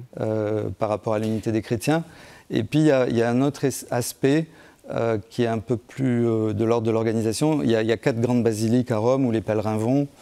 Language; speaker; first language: French; native; French